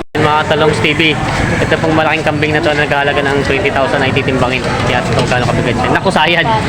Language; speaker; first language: Filipino; native; Filipino